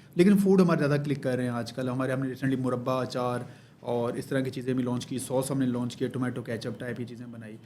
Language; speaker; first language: Urdu; non-native, local second language; Baluchi